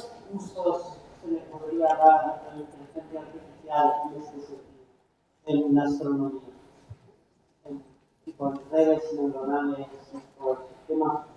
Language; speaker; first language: Spanish; native; Spanish